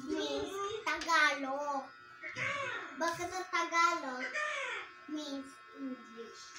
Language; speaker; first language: Filipino; non-native, learner; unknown